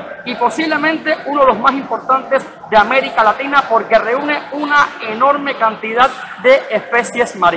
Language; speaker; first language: Spanish; native; Spanish